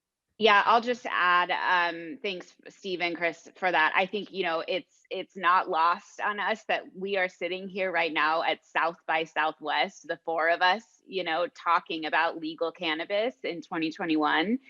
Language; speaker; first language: English; native; English